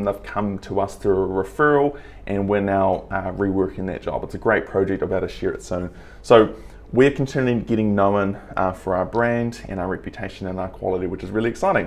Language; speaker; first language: English; native; English